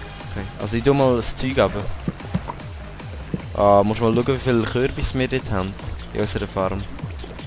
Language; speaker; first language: German; native; German